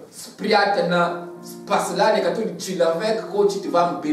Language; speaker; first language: Russian; non-native, fluent; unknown